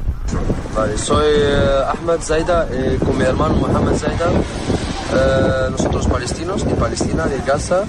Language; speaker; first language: Spanish; non-native, learner; Arabic